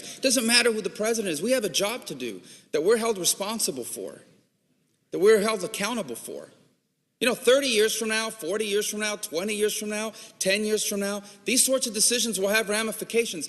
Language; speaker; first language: English; native; English